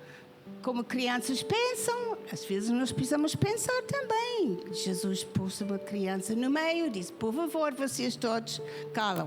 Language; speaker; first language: Portuguese; non-native, fluent; English